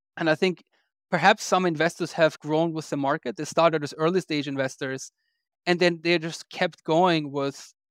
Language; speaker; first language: English; non-native, fluent; German